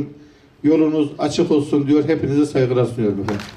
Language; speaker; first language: Turkish; native; Turkish